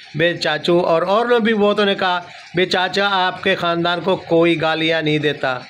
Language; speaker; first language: Urdu; non-native, local second language; Punjabi